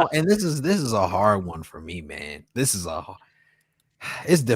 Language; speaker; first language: English; native; English